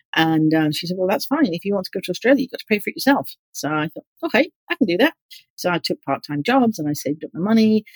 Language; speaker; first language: English; native; English